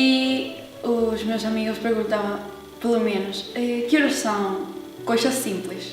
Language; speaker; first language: Portuguese; non-native, learner; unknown